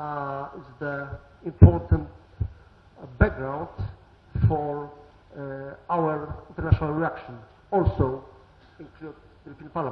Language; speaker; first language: English; non-native, learner; Polish